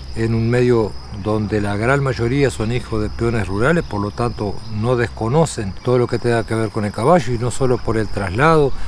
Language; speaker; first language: Spanish; native; Spanish